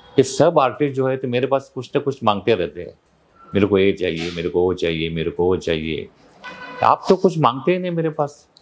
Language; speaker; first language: Hindi; non-native, local second language; Marathi